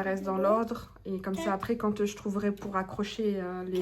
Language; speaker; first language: French; native; French